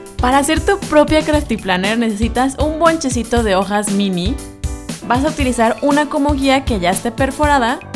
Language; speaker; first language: Spanish; native; Spanish